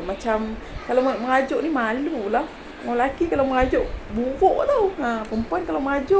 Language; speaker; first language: Malay; native; Malay